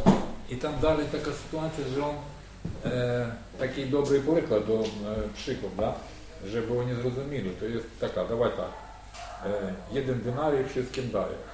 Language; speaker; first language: Polish; non-native, learner; Russian